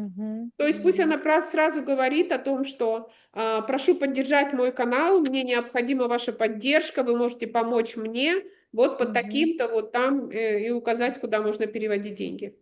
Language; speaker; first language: Russian; native; Russian